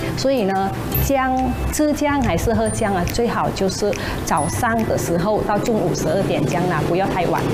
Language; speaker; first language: Chinese; non-native, fluent; Vietnamese